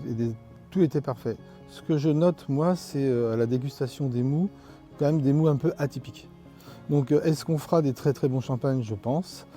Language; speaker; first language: French; native; French